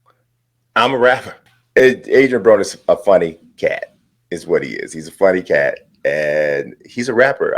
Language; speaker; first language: English; native; English